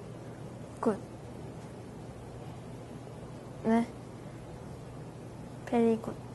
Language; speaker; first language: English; non-native, learner; Korean